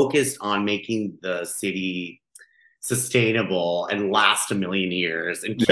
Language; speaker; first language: English; non-native, fluent; Spanish